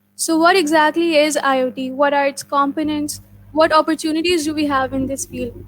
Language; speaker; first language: English; non-native, local second language; Urdu